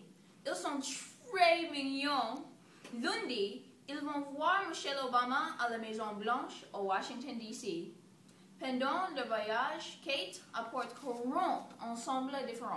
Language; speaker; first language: French; non-native, learner; English